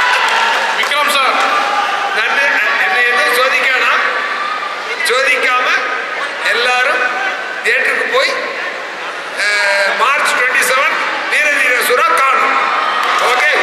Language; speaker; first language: Malayalam; non-native, learner; Tamil